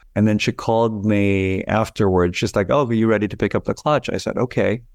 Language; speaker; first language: English; non-native, local second language; Filipino